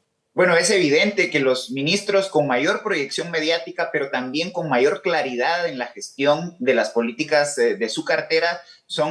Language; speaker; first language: Spanish; native; Spanish